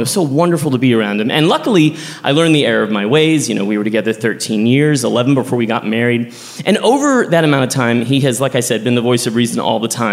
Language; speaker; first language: English; native; English